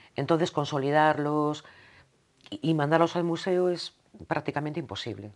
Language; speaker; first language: Spanish; native; Spanish